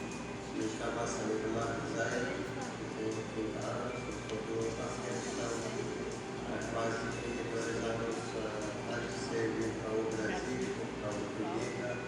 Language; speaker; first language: Portuguese; non-native, learner; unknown